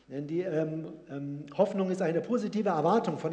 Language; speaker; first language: German; native; German